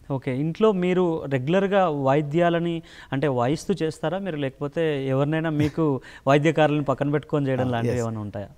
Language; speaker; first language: Telugu; native; Telugu